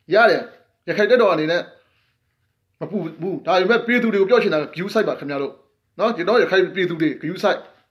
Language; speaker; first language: Burmese; non-native, local second language; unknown